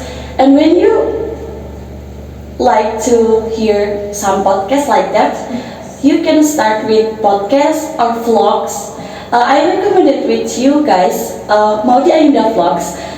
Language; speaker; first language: English; non-native, learner; Indonesian